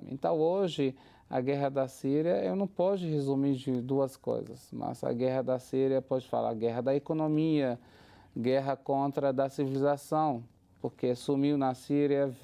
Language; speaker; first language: Portuguese; non-native, fluent; Arabic